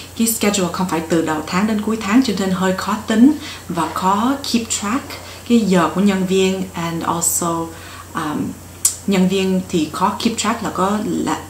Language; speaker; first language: Vietnamese; early bilingual, heritage; Vietnamese